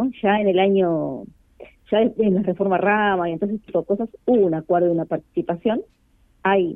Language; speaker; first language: Spanish; native; Spanish